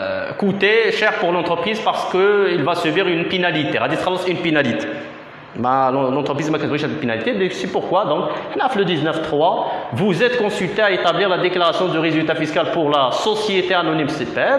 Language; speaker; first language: French; non-native, local second language; Arabic